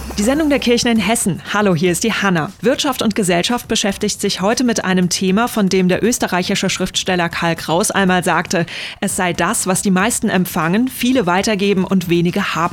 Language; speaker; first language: German; native; German